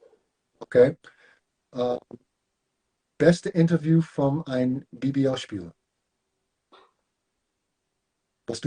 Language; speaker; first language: German; non-native, learner; English